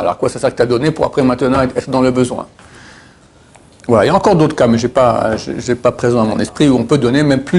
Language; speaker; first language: French; native; French